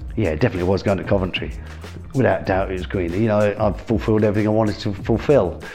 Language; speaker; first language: English; native; English